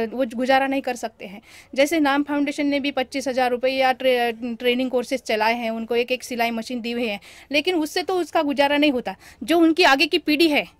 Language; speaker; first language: Hindi; non-native, local second language; Marathi